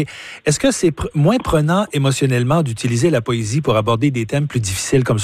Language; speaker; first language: French; native; French